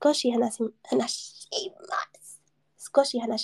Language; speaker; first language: Japanese; non-native, learner; English